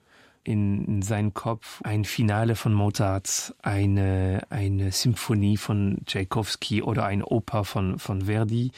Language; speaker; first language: German; non-native, fluent; French